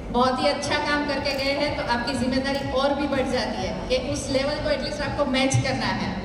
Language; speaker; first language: Hindi; non-native, local second language; Gujarati